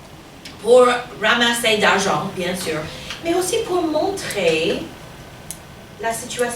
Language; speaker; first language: French; non-native, fluent; English